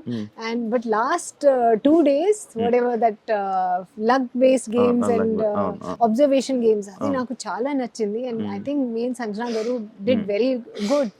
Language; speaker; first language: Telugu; non-native, local second language; Hindi